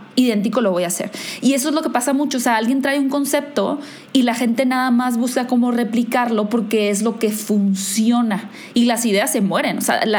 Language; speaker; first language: Spanish; native; Spanish